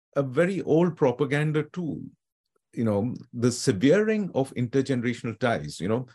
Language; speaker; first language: English; non-native, local second language; Telugu